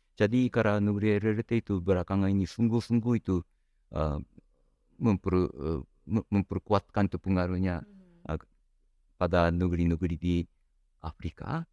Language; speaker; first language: Indonesian; non-native, fluent; Japanese